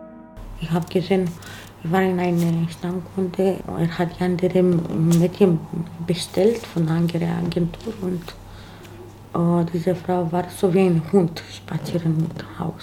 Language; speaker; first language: German; non-native, learner; Romanian